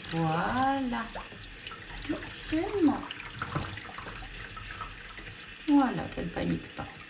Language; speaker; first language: French; native; French